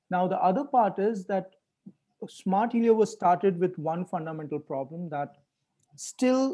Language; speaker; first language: English; non-native, local second language; Hindi